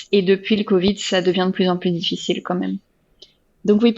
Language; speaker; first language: French; native; French